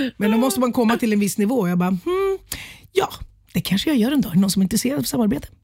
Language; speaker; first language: Swedish; early bilingual, other home language; Spanish